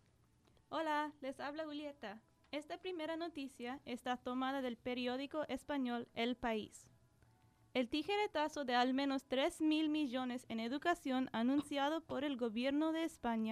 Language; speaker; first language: Spanish; non-native, learner; English